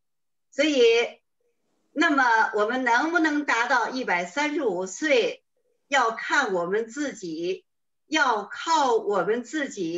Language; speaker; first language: Chinese; native; Chinese